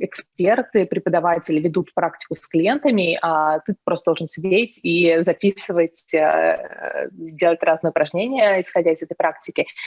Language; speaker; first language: Russian; native; Russian